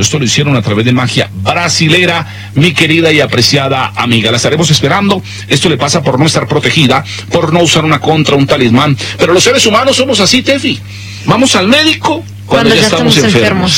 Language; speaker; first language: Spanish; native; Spanish